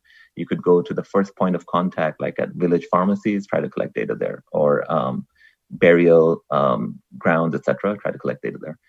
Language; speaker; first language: English; non-native, local second language; Bangla